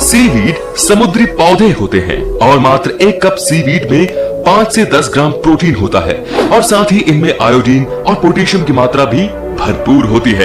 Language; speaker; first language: Hindi; native; Hindi